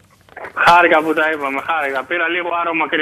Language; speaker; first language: Greek; native; Greek